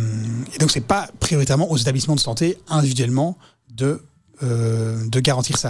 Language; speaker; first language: French; native; French